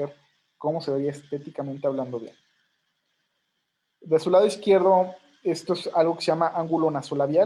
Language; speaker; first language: Spanish; native; Spanish